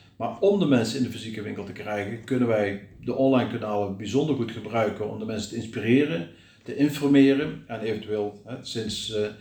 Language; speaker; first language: Dutch; native; Dutch